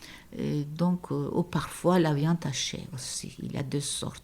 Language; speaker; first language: French; non-native, fluent; Turkish